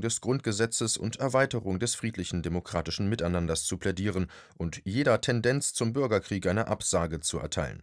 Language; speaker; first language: German; native; German